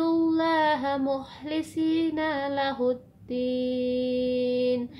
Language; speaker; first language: Arabic; non-native, learner; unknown